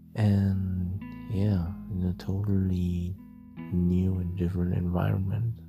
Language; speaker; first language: English; non-native, fluent; German